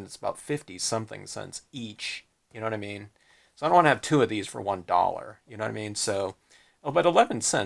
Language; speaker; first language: English; native; English